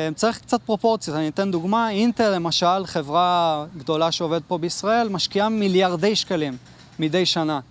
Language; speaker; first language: Hebrew; native; Hebrew